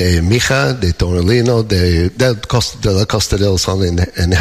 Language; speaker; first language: Spanish; non-native, fluent; English